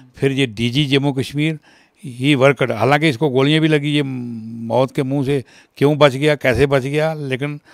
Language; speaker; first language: Hindi; non-native, local second language; Kashmiri